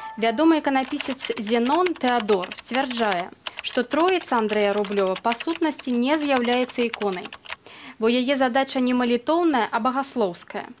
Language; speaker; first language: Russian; native; Russian